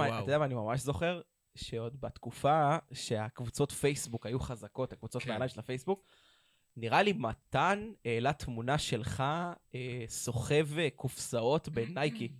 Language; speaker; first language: Hebrew; native; Hebrew